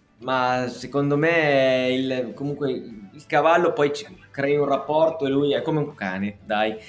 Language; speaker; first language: Italian; native; Italian